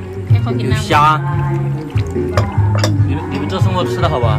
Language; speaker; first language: Chinese; native; Chinese